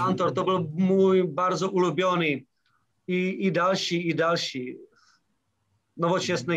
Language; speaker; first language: Polish; non-native, learner; Czech